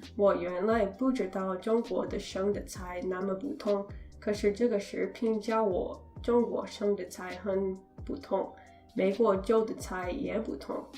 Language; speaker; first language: Chinese; non-native, learner; English